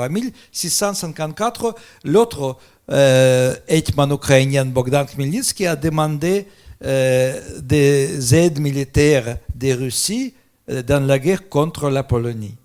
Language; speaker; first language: French; non-native, fluent; Russian